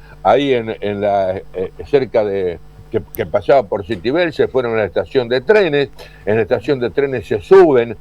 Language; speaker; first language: Spanish; native; Spanish